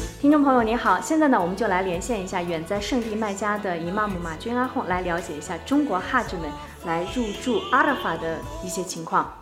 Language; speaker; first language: Chinese; native; Chinese